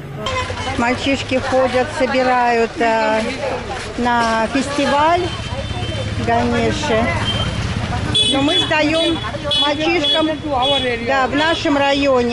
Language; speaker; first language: Russian; native; Russian